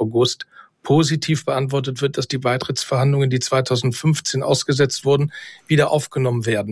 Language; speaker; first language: German; native; German